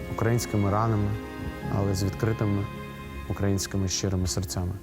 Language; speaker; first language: Ukrainian; native; Ukrainian